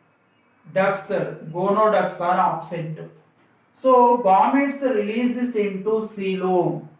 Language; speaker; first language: English; non-native, local second language; Telugu